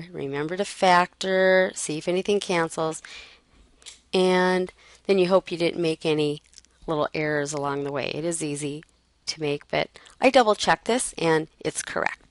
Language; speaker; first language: English; native; English